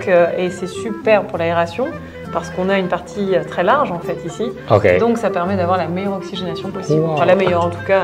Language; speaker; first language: French; native; French